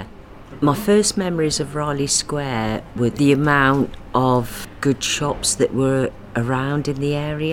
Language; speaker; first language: English; native; English